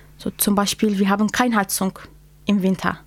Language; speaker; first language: German; non-native, learner; Kurdish